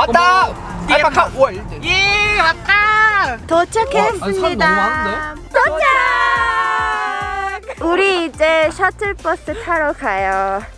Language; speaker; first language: Korean; early bilingual, heritage; Korean